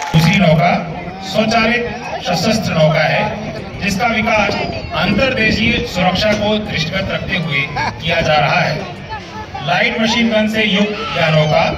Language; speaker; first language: Hindi; native; Hindi